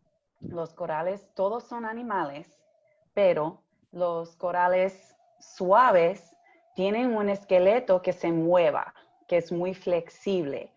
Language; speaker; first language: Spanish; early bilingual, heritage; English